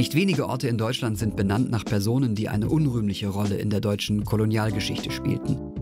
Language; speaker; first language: German; native; German